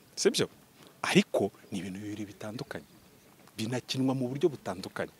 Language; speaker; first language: Kinyarwanda; early bilingual, heritage; Kinyarwanda